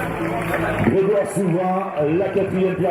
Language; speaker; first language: French; native; French